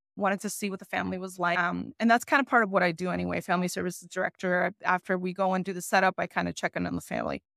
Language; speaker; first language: English; native; English